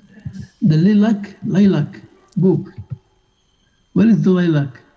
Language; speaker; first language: English; non-native, learner; Arabic